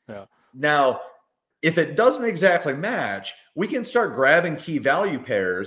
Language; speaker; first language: English; native; English